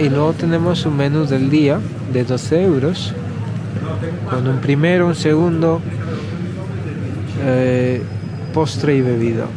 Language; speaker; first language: Spanish; non-native, fluent; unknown